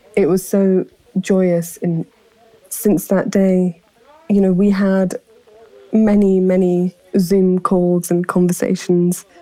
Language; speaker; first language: English; early bilingual, other home language; Pahari-Potwari